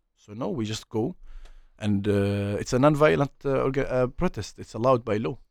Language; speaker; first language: English; non-native, fluent; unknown